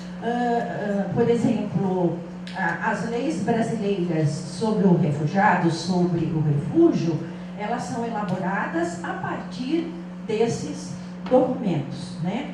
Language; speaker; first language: Portuguese; native; Portuguese